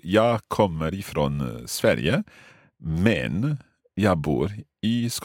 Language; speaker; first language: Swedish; non-native, learner; English